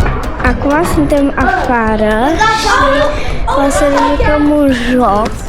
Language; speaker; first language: Romanian; early bilingual, other home language; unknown